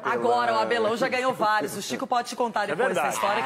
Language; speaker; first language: Portuguese; native; Portuguese